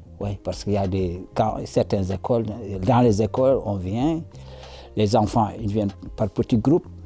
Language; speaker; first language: French; non-native, local second language; Wolof